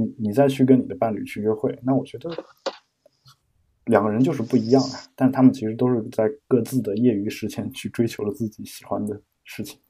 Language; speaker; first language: Chinese; native; Chinese